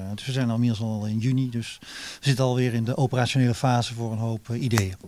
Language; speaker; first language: Dutch; native; Dutch